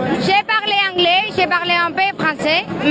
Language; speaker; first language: French; non-native, learner; Spanish